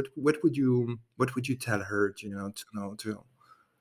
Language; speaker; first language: English; non-native, fluent; French